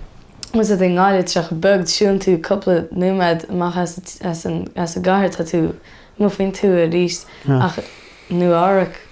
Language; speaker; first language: Irish; native; Irish